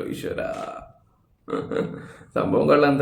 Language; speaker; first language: Malayalam; native; Malayalam